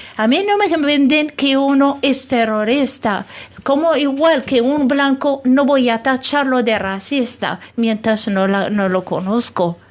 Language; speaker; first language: Spanish; non-native, fluent; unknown